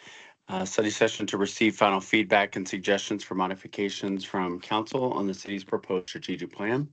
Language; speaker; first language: English; native; English